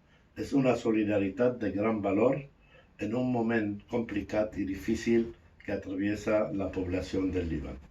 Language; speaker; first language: Catalan; non-native, fluent; Arabic